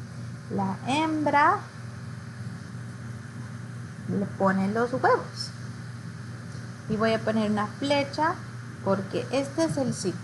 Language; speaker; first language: Spanish; early bilingual, heritage; Spanish